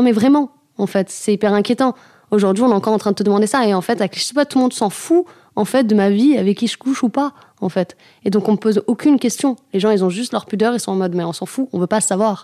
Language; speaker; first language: French; native; French